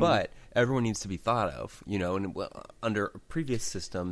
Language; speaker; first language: English; native; English